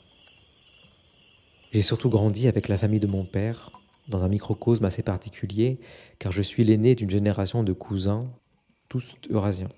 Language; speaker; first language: French; native; French